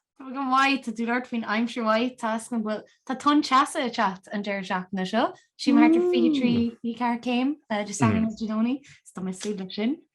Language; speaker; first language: Irish; native; Irish